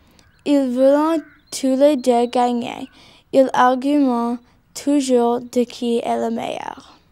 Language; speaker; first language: French; non-native, learner; English